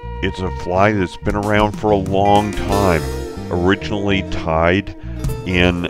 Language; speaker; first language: English; native; English